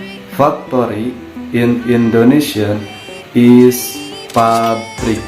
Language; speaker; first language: English; non-native, learner; Indonesian